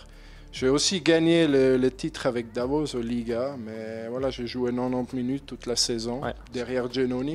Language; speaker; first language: French; non-native, learner; German